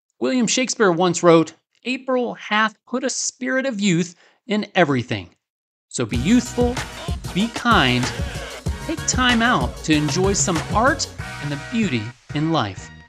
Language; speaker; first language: English; native; English